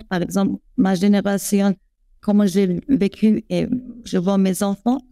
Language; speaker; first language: French; non-native, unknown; Persian